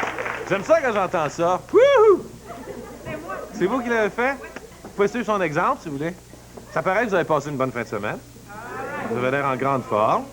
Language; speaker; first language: French; native; French